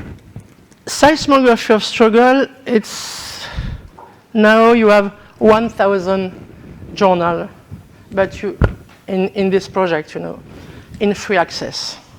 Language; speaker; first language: English; non-native, learner; French